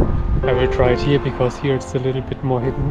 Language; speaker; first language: English; non-native, fluent; German